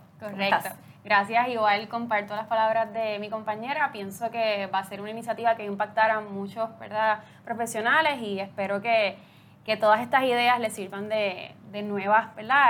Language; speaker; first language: Spanish; native; Spanish